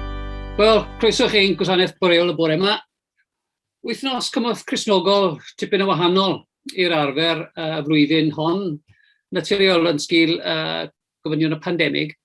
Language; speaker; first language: Welsh; native; Welsh